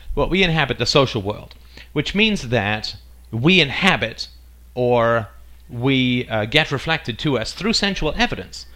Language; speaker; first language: English; native; English